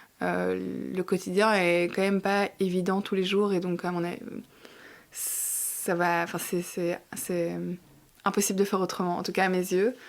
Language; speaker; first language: French; native; French